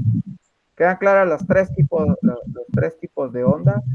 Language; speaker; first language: Spanish; native; Spanish